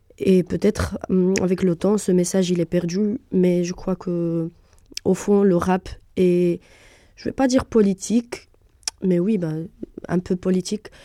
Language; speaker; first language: French; non-native, fluent; Arabic